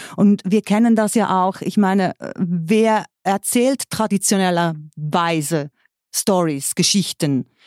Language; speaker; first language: German; native; German